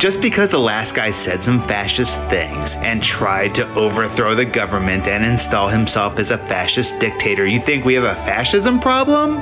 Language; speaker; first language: English; native; English